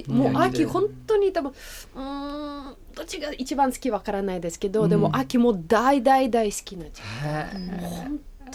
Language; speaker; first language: Japanese; non-native, learner; Russian